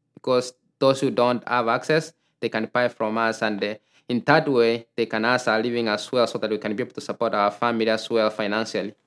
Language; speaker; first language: English; non-native, local second language; Gusii